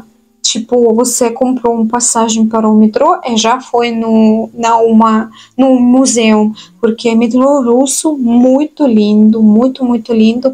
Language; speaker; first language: Portuguese; non-native, fluent; Russian